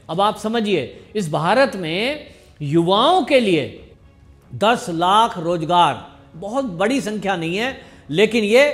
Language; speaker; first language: Hindi; native; Hindi